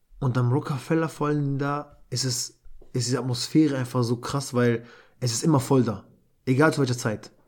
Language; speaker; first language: German; early bilingual, other home language; Albanian